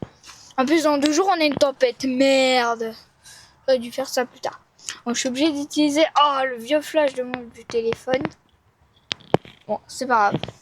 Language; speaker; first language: French; native; French